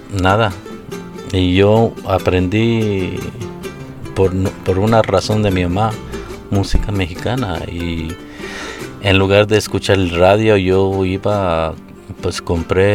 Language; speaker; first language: Spanish; early bilingual, heritage; Spanish